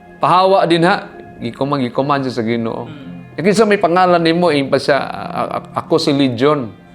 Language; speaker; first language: Cebuano; native; Cebuano